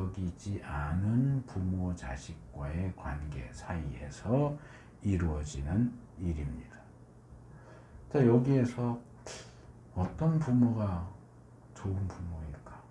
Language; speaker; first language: Korean; native; Korean